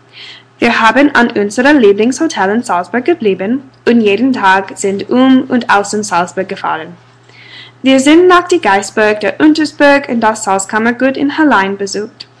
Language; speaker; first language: German; non-native, learner; English